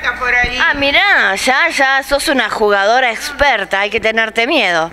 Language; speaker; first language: Spanish; native; Spanish